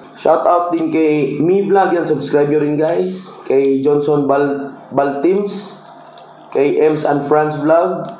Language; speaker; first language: Filipino; non-native, local second language; Cebuano